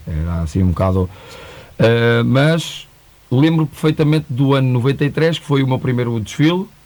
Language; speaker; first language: Portuguese; native; Portuguese